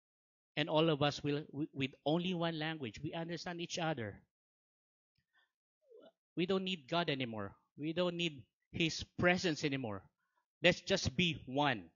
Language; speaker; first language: English; non-native, local second language; Filipino